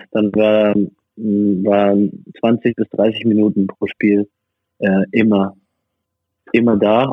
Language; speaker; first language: German; non-native, fluent; French